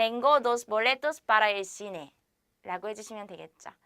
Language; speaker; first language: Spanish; non-native, fluent; Korean